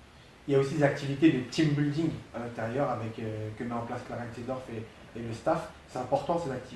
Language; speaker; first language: French; native; French